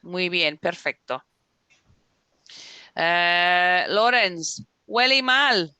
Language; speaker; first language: Spanish; non-native, fluent; English